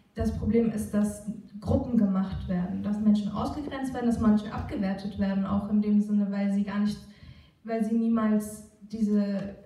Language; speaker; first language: German; non-native, local second language; Turkish